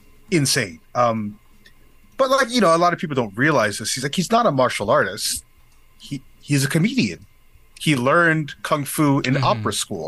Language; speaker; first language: English; native; English